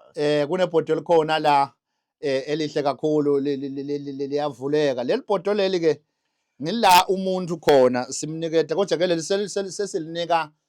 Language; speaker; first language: Zulu; non-native, local second language; Swati